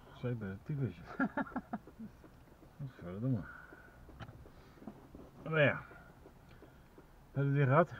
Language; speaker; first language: Dutch; native; Dutch